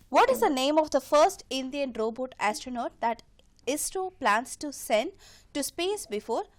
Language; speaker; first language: English; non-native, local second language; Tamil